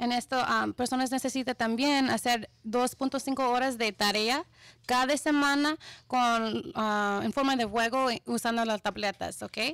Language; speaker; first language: Spanish; non-native, fluent; English